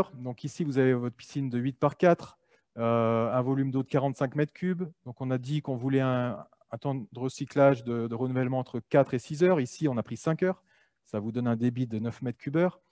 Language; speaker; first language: French; native; French